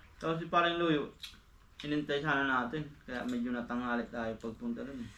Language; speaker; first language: Filipino; non-native, local second language; Bikol